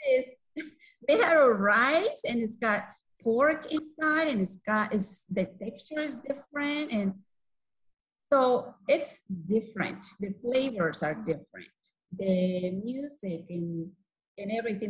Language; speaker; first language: English; non-native, fluent; Spanish